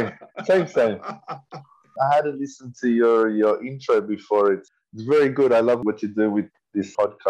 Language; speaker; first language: English; native; English